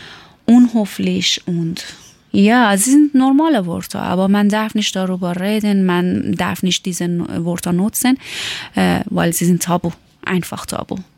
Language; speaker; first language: German; non-native, learner; Persian